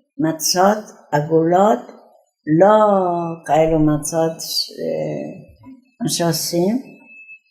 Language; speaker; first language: Hebrew; non-native, fluent; Yiddish